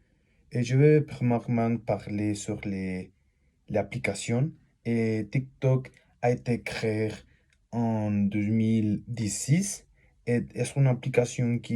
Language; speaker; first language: French; non-native, learner; Spanish